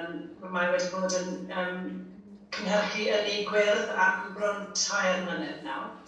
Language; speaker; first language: Welsh; non-native, fluent; English